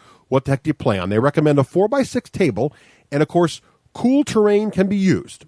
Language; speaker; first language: English; native; English